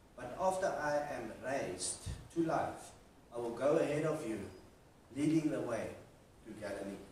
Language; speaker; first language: English; non-native, local second language; Afrikaans